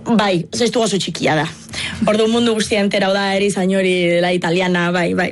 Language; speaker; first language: Basque; non-native, fluent; Italian